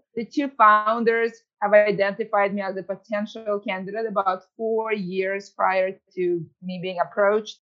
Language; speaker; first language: English; early bilingual, other home language; Ukrainian